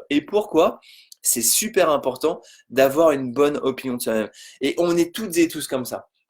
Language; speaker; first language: French; native; French